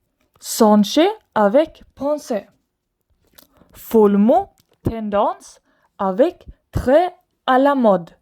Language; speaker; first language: French; non-native, learner; Swedish